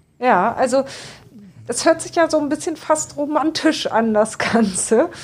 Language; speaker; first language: German; native; German